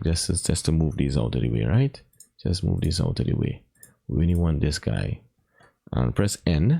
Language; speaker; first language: English; native; English